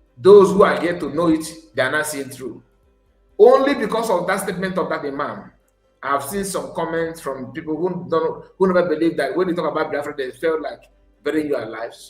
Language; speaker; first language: English; non-native, local second language; Igbo